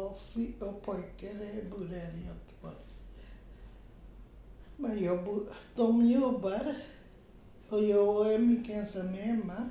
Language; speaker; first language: Swedish; non-native, fluent; Portuguese